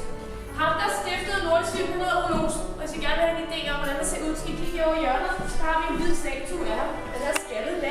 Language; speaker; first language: Danish; native; Danish